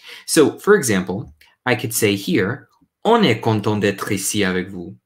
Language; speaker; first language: French; non-native, learner; English